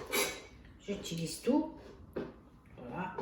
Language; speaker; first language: French; non-native, fluent; Arabic